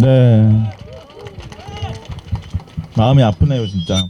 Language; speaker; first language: Korean; native; Korean